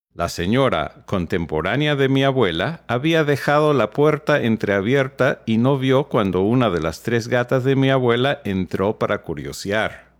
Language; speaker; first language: Spanish; non-native, fluent; English